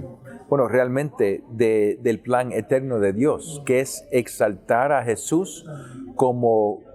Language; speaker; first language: Spanish; early bilingual, heritage; English